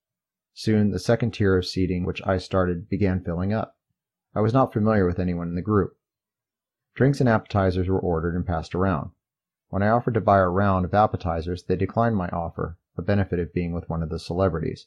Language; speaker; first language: English; native; English